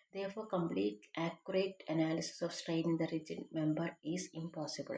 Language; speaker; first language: English; non-native, local second language; Malayalam